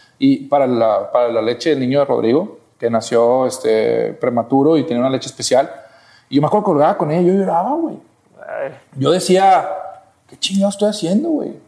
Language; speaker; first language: Spanish; native; Spanish